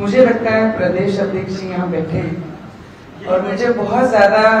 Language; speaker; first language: Hindi; non-native, local second language; Marathi